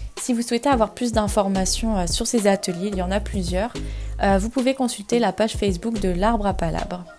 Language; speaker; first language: French; native; French